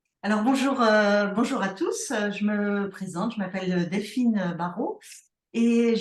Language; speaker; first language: French; native; French